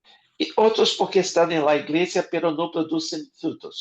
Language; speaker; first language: Spanish; non-native, fluent; Portuguese